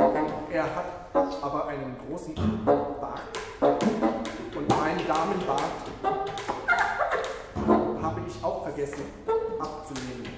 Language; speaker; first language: German; native; German